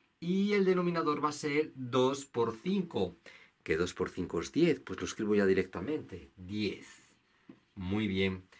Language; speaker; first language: Spanish; native; Spanish